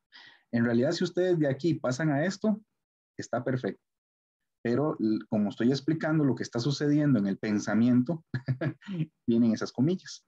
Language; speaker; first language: Spanish; native; Spanish